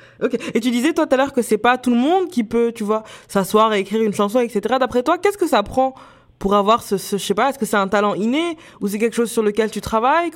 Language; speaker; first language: French; native; French